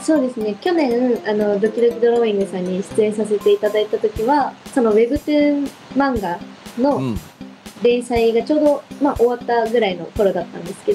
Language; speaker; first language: Japanese; native; Japanese